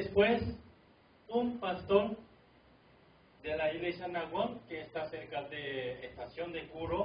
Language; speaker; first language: Spanish; non-native, fluent; Korean